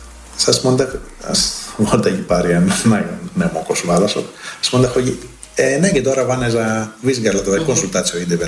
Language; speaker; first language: Hungarian; non-native, learner; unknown